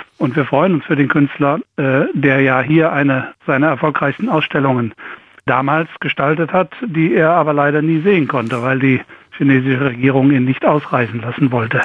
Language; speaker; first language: German; native; German